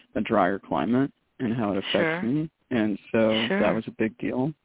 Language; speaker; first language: English; native; English